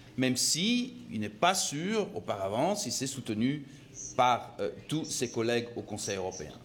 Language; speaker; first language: French; non-native, fluent; Dutch